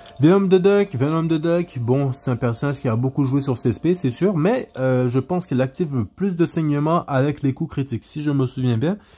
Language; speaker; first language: French; native; French